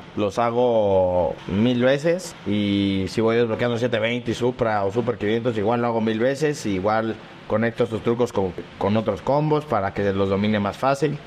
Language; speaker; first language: Spanish; native; Spanish